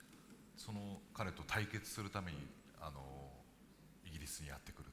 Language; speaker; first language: Japanese; native; Japanese